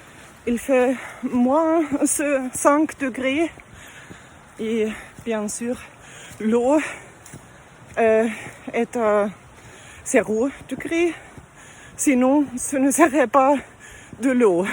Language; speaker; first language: French; non-native, fluent; German